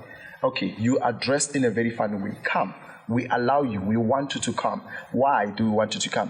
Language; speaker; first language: English; non-native, local second language; Zulu